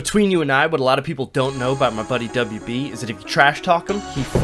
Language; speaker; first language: English; native; English